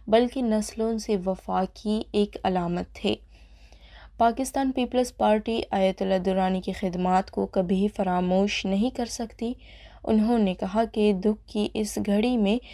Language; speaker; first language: Urdu; non-native, local second language; Baluchi